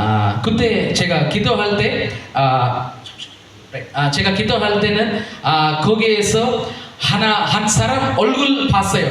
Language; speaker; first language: Korean; non-native, learner; Telugu